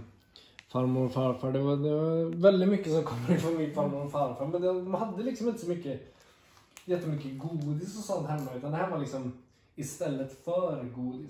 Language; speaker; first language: Swedish; native; Swedish